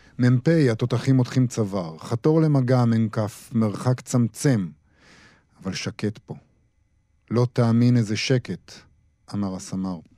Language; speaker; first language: Hebrew; native; Hebrew